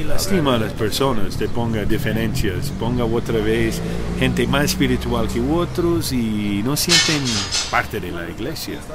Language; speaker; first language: Spanish; non-native, learner; English